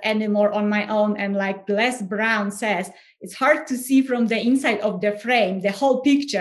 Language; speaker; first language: English; non-native, fluent; Polish